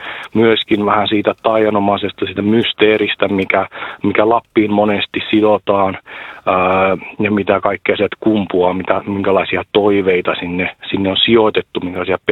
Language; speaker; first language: Finnish; native; Finnish